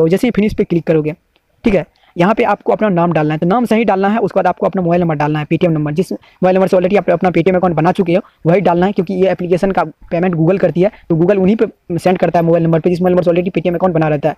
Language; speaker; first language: Hindi; native; Hindi